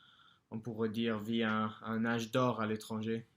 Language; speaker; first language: French; non-native, fluent; English